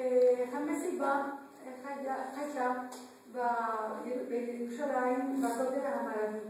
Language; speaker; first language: Hebrew; non-native, learner; Spanish